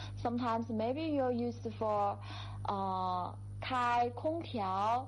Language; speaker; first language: English; non-native, fluent; Chinese